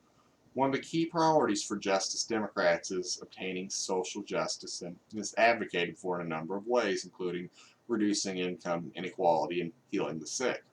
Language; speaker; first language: English; native; English